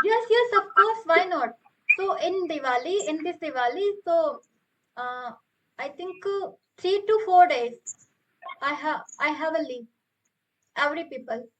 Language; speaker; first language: English; non-native, local second language; Hindi